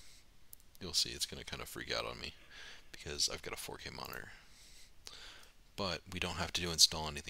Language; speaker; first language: English; native; English